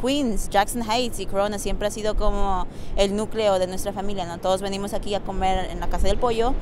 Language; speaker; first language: Spanish; early bilingual, heritage; Spanish